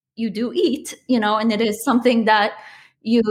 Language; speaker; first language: English; early bilingual, other home language; Polish